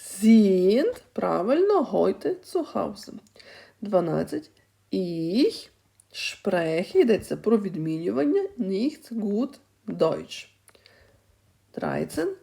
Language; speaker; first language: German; non-native, fluent; Ukrainian